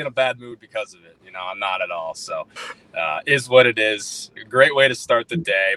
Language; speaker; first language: English; native; English